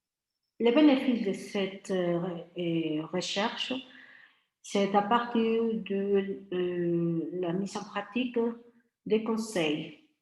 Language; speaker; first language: French; non-native, fluent; Spanish